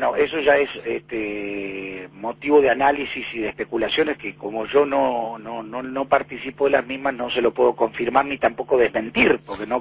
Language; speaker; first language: Spanish; native; Spanish